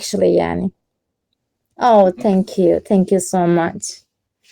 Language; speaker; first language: English; non-native, learner; Turkish